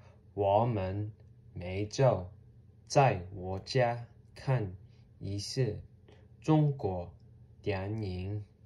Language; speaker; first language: Chinese; non-native, learner; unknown